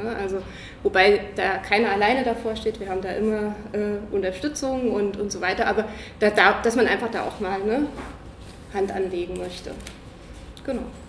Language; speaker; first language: German; native; German